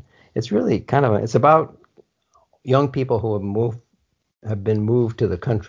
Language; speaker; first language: English; native; English